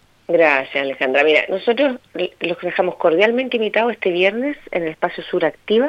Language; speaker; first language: Spanish; native; Spanish